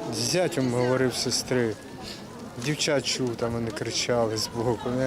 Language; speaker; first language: Ukrainian; native; Ukrainian